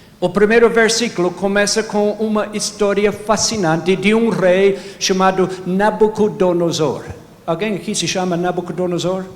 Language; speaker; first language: Portuguese; non-native, fluent; English